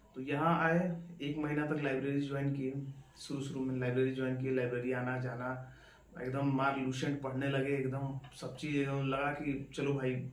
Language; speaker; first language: Hindi; native; Hindi